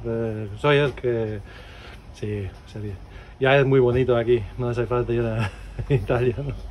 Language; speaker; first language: Spanish; non-native, fluent; English